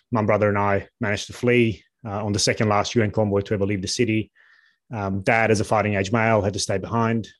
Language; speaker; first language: English; early bilingual, other home language; Bosnian